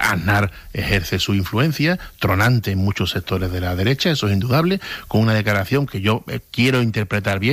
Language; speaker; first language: Spanish; native; Spanish